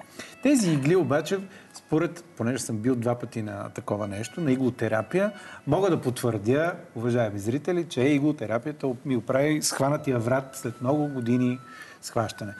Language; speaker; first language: Bulgarian; native; Bulgarian